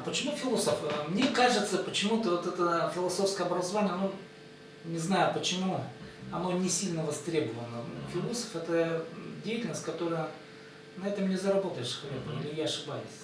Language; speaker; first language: Russian; native; Russian